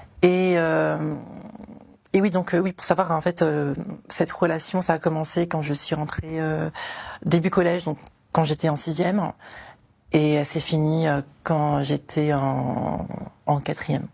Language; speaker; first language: French; native; French